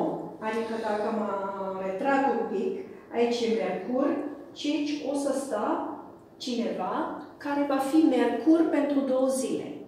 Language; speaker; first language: Romanian; non-native, fluent; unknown